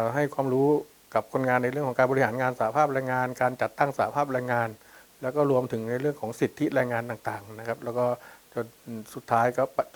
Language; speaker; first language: Thai; native; Thai